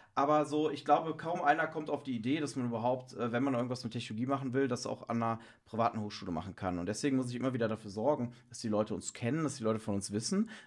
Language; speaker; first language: German; native; German